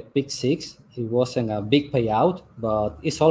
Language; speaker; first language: English; non-native, learner; Spanish